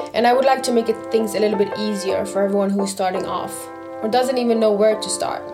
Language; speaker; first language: English; non-native, fluent; Swedish